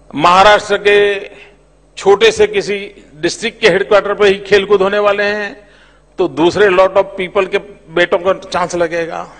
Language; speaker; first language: Hindi; non-native, local second language; Gujarati